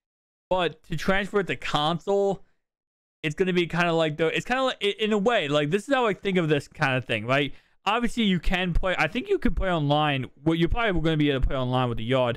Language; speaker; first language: English; native; English